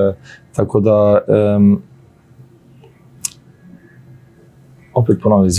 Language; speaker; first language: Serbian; early bilingual, heritage; Serbian